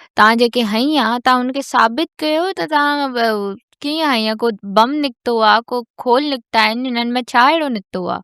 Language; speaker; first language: Sindhi; native; Sindhi